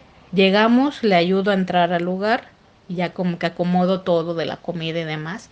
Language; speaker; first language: Spanish; native; Spanish